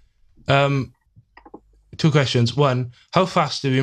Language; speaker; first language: English; native; English